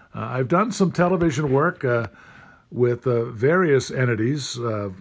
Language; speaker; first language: English; native; English